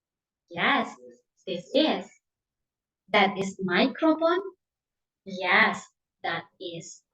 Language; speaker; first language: English; non-native, learner; Indonesian